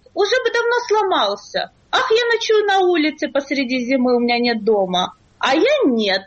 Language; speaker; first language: Russian; native; Russian